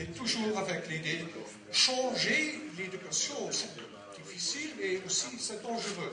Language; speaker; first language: French; non-native, learner; Dutch